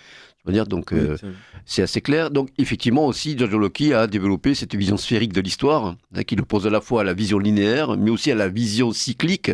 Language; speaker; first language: French; native; French